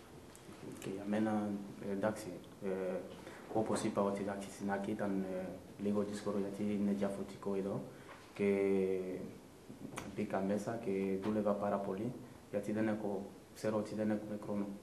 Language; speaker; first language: Greek; non-native, fluent; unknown